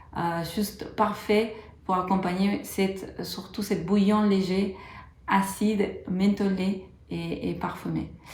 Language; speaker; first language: French; non-native, fluent; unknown